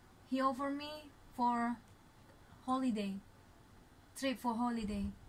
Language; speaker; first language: English; non-native, learner; Indonesian